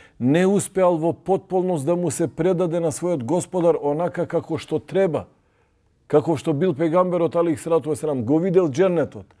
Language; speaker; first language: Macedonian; non-native, local second language; Albanian